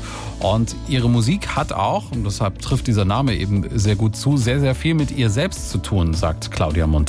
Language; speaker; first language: German; native; German